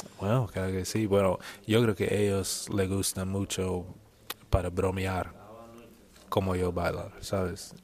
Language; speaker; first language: Spanish; non-native, learner; English